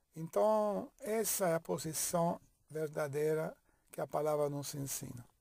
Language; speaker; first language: Portuguese; non-native, fluent; Italian